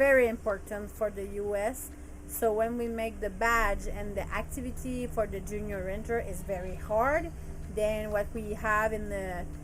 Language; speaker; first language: English; non-native, learner; French